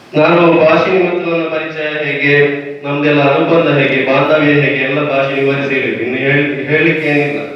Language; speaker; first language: Kannada; non-native, local second language; Tulu